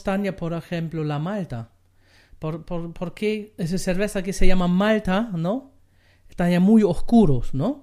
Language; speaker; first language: Spanish; non-native, learner; German